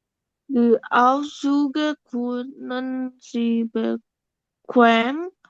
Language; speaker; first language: German; non-native, learner; Indonesian